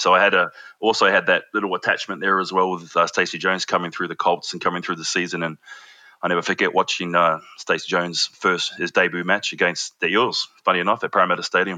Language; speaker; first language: English; native; English